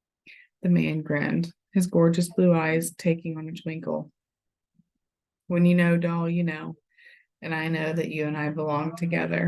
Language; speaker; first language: English; native; English